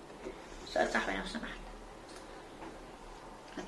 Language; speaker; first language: Arabic; native; Arabic